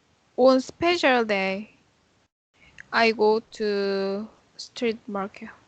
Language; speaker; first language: English; non-native, learner; Korean